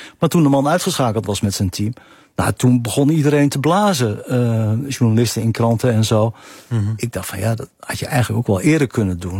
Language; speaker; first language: Dutch; native; Dutch